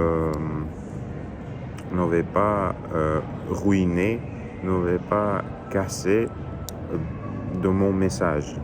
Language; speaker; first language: French; non-native, learner; Russian